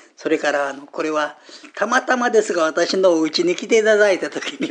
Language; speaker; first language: Japanese; native; Japanese